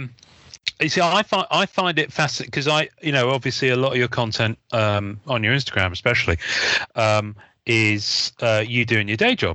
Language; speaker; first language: English; native; English